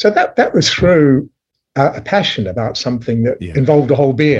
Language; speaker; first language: English; native; English